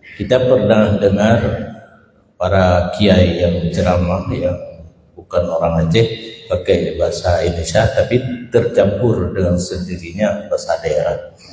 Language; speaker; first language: Malay; non-native, local second language; Achinese